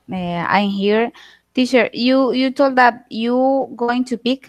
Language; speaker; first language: English; non-native, learner; Spanish